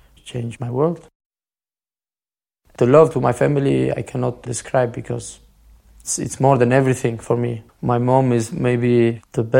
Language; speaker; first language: English; non-native, fluent; Albanian